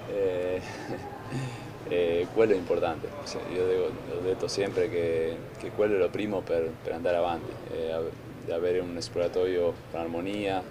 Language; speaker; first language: Italian; non-native, fluent; Spanish